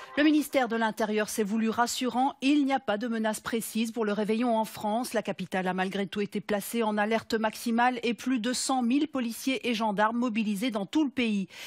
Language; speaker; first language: French; native; French